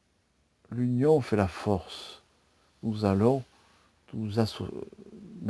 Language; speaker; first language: French; native; French